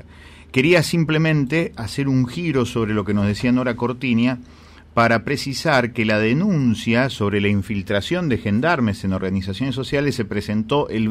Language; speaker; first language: Spanish; native; Spanish